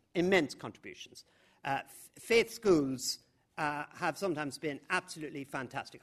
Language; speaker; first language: English; native; English